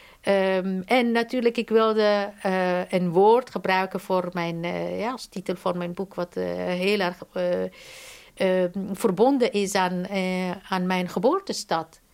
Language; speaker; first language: Dutch; non-native, fluent; Persian